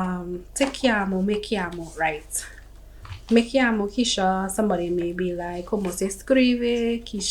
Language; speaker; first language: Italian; non-native, learner; English